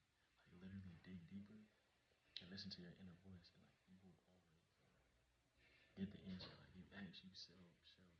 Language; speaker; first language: English; native; English